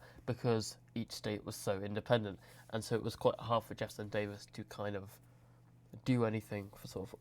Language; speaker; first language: English; native; English